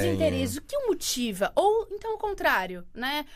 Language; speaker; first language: Portuguese; native; Portuguese